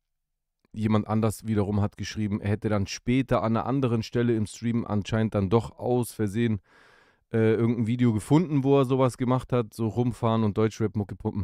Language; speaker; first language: German; native; German